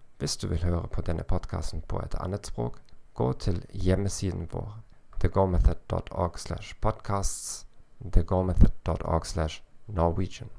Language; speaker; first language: Norwegian; non-native, learner; German